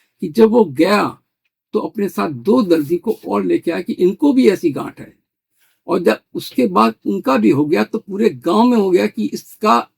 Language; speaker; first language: Hindi; native; Hindi